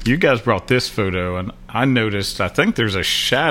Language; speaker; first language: English; native; English